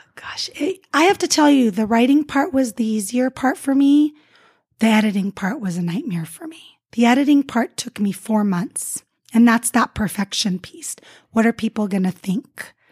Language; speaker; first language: English; early bilingual, other home language; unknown